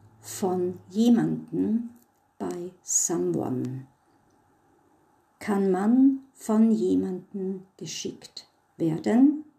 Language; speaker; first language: German; non-native, fluent; English